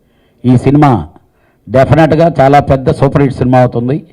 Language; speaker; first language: Telugu; native; Telugu